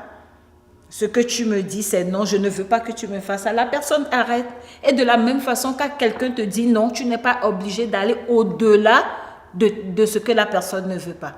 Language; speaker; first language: French; non-native, local second language; Ewe